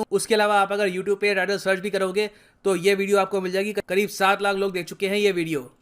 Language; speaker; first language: Hindi; native; Hindi